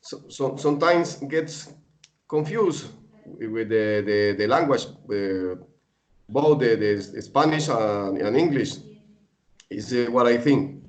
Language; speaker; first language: English; non-native, learner; Spanish